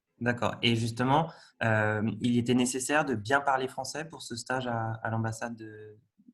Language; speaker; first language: French; native; French